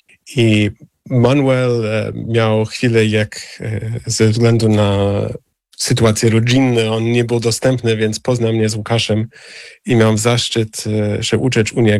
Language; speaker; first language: Polish; non-native, fluent; English